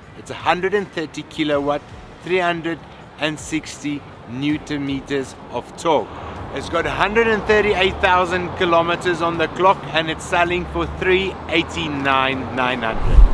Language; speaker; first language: English; non-native, local second language; Afrikaans